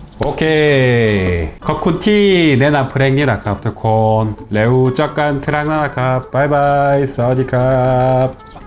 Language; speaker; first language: Thai; non-native, fluent; Korean